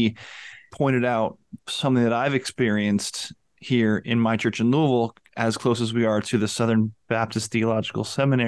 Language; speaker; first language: English; native; English